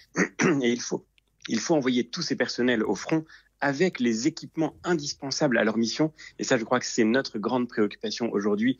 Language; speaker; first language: French; native; French